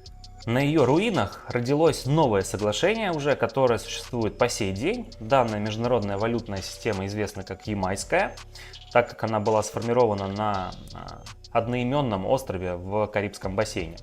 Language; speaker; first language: Russian; native; Russian